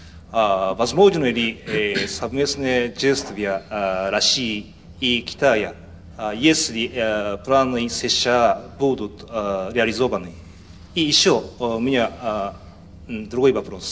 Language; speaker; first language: Russian; non-native, fluent; Japanese